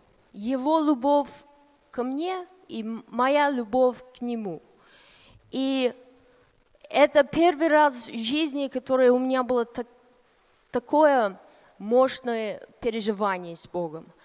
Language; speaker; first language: Russian; non-native, fluent; English